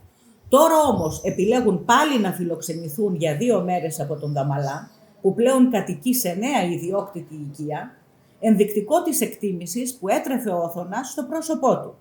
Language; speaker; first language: Greek; native; Greek